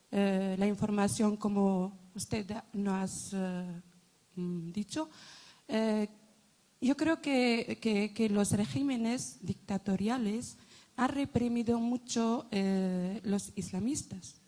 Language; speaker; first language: Spanish; non-native, fluent; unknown